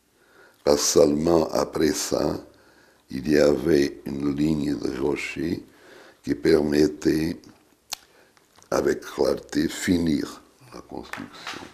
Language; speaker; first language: French; non-native, fluent; Portuguese